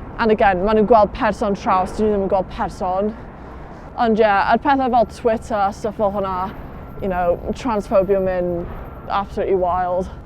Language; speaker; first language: Welsh; non-native, local second language; English